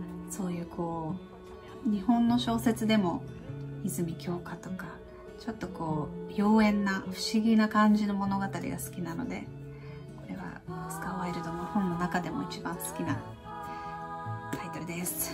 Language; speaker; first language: Japanese; native; Japanese